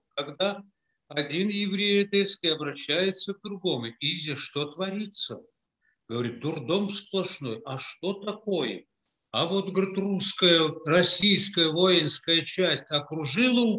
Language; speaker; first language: Russian; native; Russian